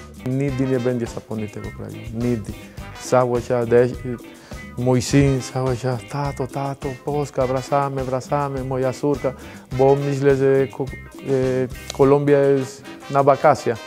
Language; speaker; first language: Polish; non-native, learner; Spanish